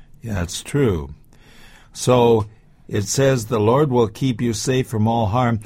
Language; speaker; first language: English; native; English